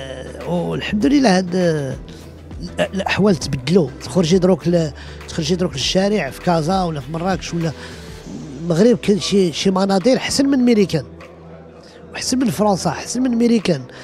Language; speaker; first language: Arabic; early bilingual, heritage; Arabic